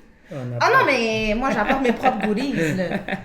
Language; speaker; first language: French; native; French